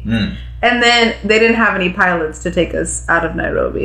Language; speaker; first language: English; non-native, local second language; Swahili